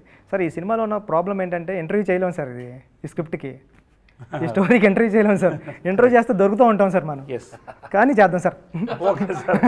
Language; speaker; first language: Telugu; native; Telugu